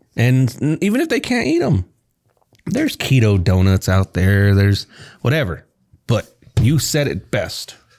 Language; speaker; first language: English; native; English